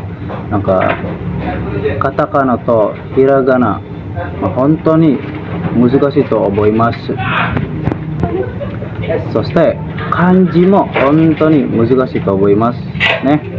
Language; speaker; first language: Japanese; non-native, learner; Indonesian